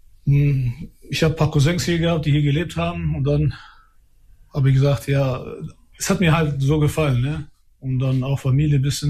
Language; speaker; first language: German; early bilingual, other home language; Albanian